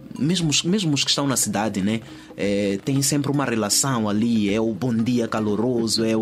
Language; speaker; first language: Portuguese; native; Portuguese